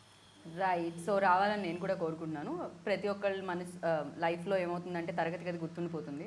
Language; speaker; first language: Telugu; native; Telugu